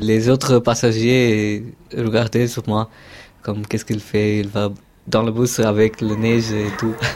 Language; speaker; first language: French; non-native, fluent; Bangla